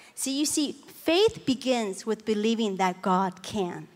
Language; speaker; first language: English; early bilingual, other home language; Chinese